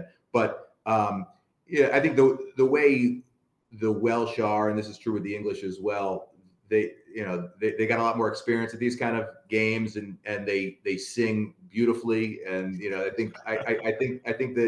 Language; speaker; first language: English; native; English